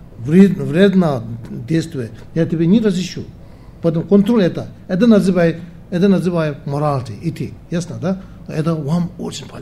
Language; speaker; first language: Russian; non-native, learner; Tibetan